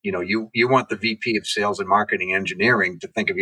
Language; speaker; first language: English; native; English